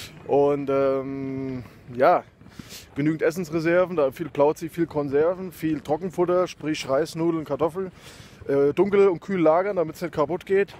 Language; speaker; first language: German; native; German